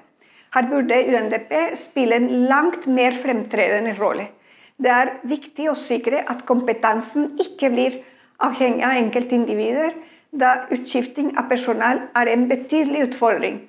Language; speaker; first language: Norwegian; non-native, fluent; Spanish